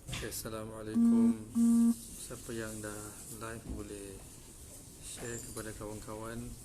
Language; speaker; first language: Malay; native; Malay